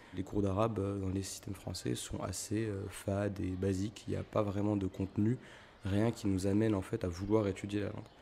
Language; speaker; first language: French; native; French